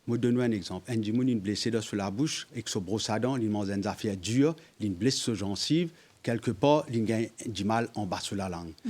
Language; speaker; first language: French; non-native, local second language; Morisyen